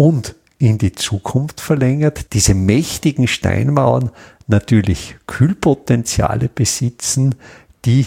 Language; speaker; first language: German; native; German